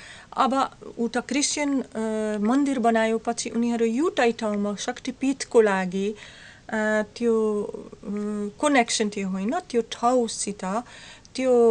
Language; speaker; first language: Nepali; non-native, learner; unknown